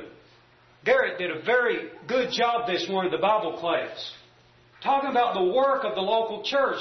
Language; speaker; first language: English; native; English